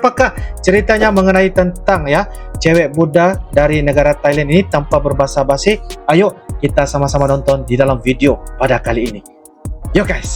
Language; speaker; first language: Indonesian; non-native, local second language; Malay